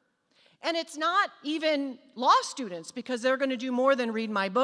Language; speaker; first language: English; native; English